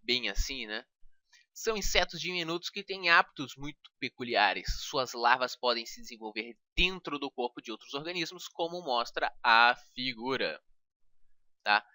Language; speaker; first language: Portuguese; native; Portuguese